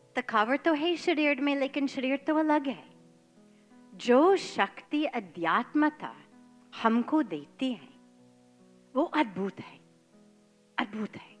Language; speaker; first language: Hindi; non-native, fluent; English